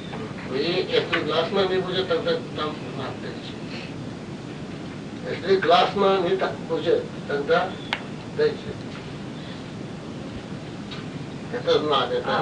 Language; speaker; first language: Russian; non-native, learner; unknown